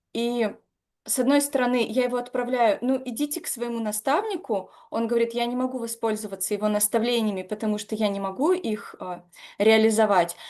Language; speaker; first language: Russian; native; Russian